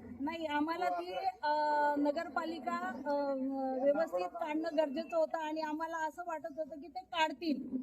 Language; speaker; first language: Marathi; native; Marathi